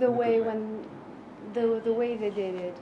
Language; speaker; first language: English; non-native, fluent; French